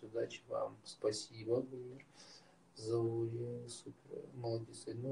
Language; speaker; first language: Russian; native; Russian